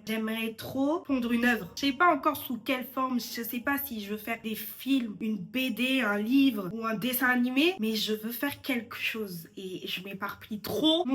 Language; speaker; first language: French; early bilingual, other home language; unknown